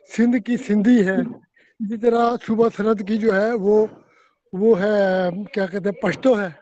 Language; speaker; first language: Hindi; non-native, local second language; Punjabi